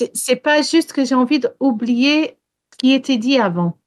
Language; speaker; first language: French; early bilingual, heritage; French